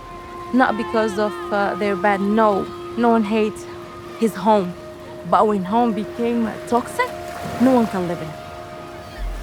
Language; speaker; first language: English; non-native, learner; Arabic